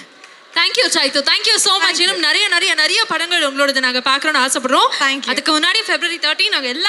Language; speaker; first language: Tamil; native; Tamil